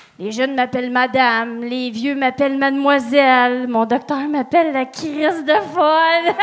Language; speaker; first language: French; native; French